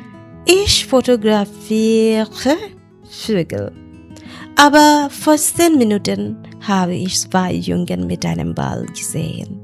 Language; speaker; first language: German; non-native, learner; Bangla